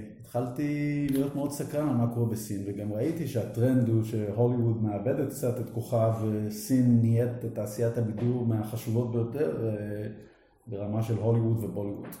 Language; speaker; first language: Hebrew; native; Hebrew